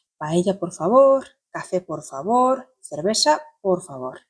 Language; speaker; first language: Spanish; non-native, fluent; Korean